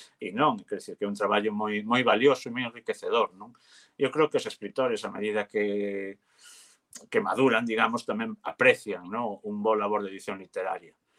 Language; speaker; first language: Galician; native; Galician